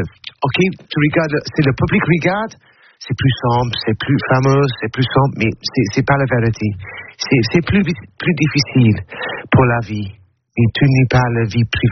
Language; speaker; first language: French; non-native, learner; English